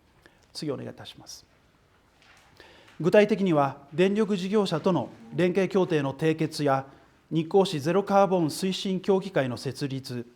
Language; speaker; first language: Japanese; native; Japanese